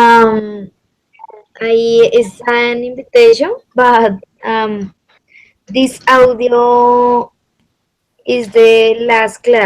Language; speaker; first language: English; non-native, learner; Spanish